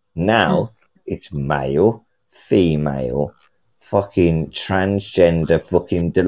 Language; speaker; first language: English; native; English